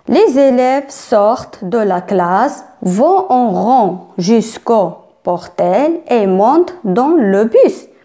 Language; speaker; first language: French; non-native, local second language; Arabic